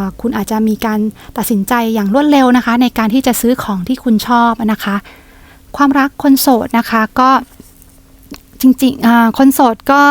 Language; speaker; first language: Thai; native; Thai